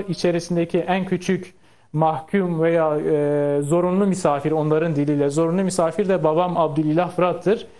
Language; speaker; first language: Turkish; non-native, local second language; Kurdish